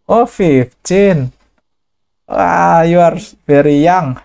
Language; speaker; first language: English; non-native, learner; Indonesian